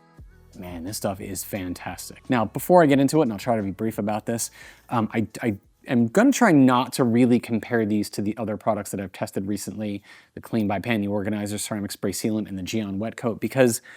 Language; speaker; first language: English; native; English